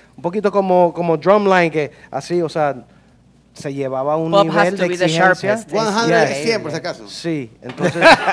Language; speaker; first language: Spanish; early bilingual, heritage; Spanish